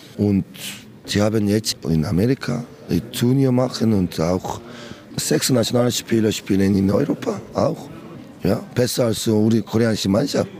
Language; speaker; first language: German; non-native, learner; Korean